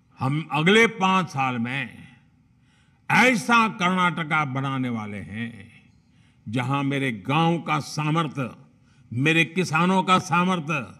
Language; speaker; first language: Hindi; non-native, local second language; Gujarati